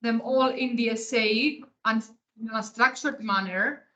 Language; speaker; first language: English; non-native, fluent; Greek